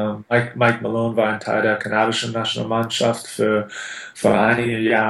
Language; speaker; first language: German; non-native, fluent; English